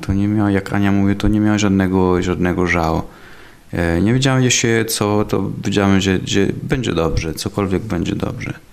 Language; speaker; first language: Polish; non-native, learner; Italian